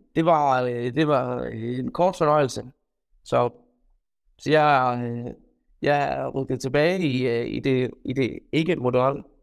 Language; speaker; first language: Danish; native; Danish